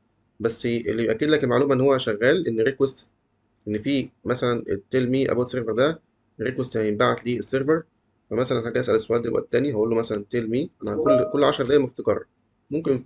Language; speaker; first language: Arabic; native; Arabic